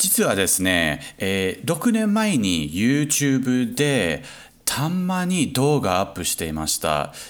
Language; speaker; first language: Japanese; non-native, learner; English